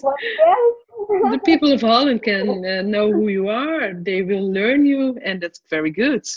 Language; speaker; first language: English; non-native, fluent; Dutch